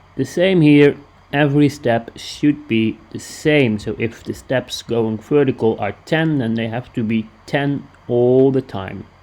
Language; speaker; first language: English; non-native, fluent; Dutch